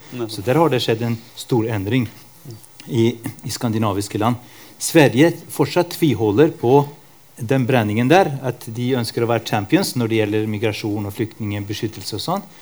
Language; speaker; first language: Norwegian; non-native, fluent; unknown